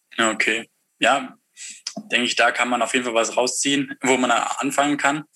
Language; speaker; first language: German; native; German